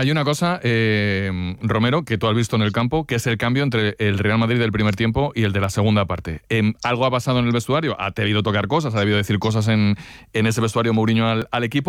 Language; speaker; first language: Spanish; native; Spanish